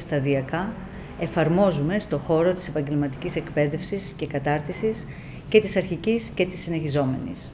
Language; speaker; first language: Greek; native; Greek